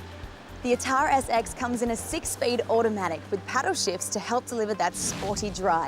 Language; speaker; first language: English; native; English